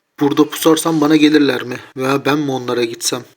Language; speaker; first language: Turkish; native; Turkish